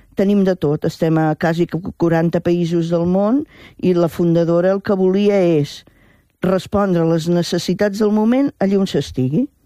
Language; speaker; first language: Catalan; native; Catalan